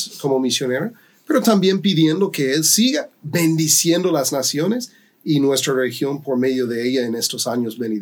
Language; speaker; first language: Spanish; non-native, fluent; English